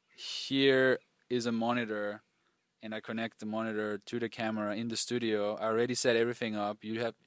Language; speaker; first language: English; non-native, fluent; German